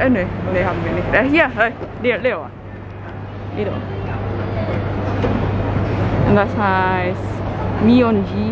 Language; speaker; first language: German; non-native, fluent; Cantonese